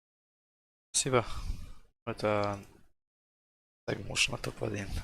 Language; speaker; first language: Russian; non-native, local second language; Tajik